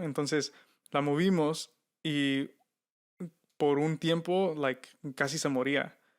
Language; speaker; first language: Spanish; early bilingual, heritage; Spanish